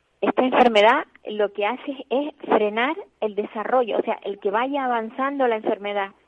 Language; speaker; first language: Spanish; native; Spanish